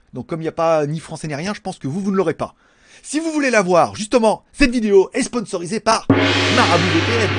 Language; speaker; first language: French; native; French